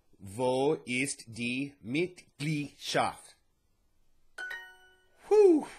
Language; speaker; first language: German; non-native, learner; English